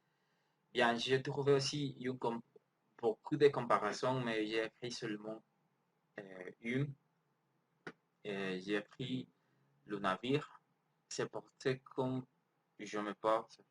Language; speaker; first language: French; non-native, learner; Spanish